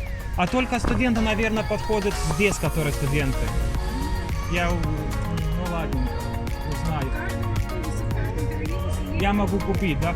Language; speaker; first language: Russian; non-native, learner; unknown